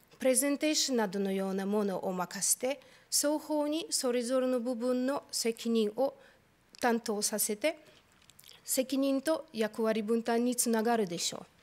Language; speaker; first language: Japanese; non-native, fluent; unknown